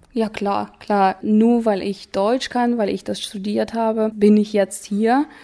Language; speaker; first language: German; non-native, fluent; Russian